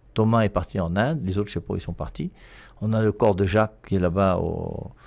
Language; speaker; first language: French; native; French